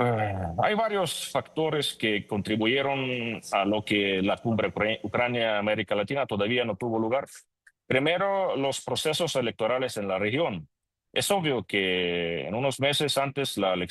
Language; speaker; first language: Spanish; non-native, fluent; Ukrainian